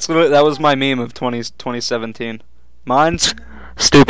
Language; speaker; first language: English; native; English